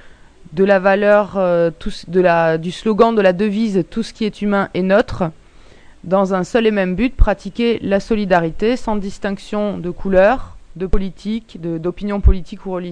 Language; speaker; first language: French; native; French